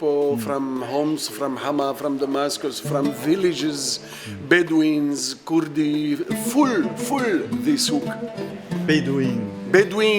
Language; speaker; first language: English; non-native, learner; Arabic